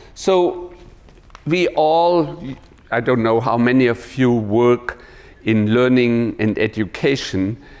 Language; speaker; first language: English; non-native, fluent; German